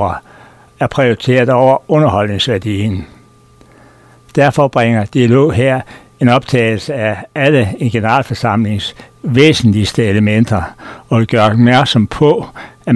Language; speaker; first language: Danish; native; Danish